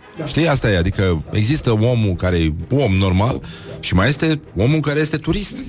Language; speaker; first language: Romanian; native; Romanian